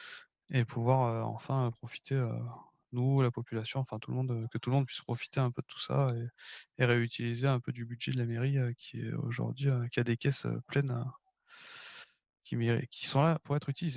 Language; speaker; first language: French; native; French